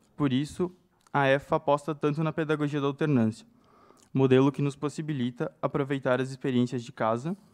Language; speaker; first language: Portuguese; native; Portuguese